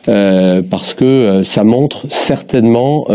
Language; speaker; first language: French; native; French